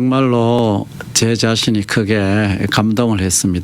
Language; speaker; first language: Korean; native; Korean